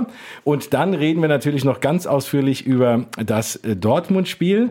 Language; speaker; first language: German; native; German